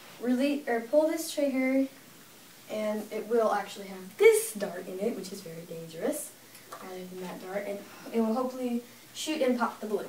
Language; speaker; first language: English; native; English